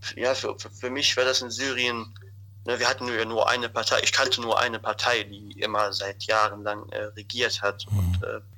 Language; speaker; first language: German; non-native, fluent; Arabic